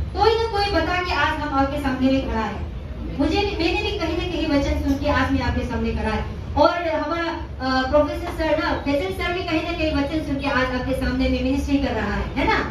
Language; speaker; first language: Hindi; non-native, local second language; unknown